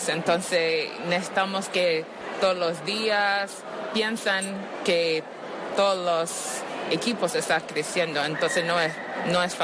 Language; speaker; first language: Spanish; non-native, learner; English